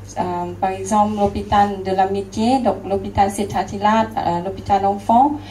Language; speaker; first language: French; non-native, learner; Lao